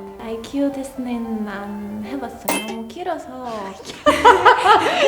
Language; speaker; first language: Korean; non-native, fluent; Russian